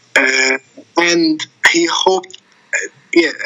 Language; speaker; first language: English; non-native, fluent; Arabic